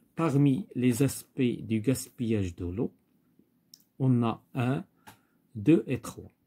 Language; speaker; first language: French; non-native, local second language; Arabic